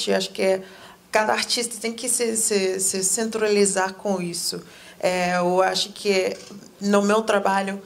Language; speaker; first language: Portuguese; non-native, fluent; English